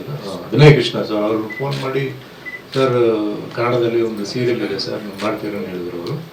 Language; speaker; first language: Kannada; early bilingual, other home language; Tulu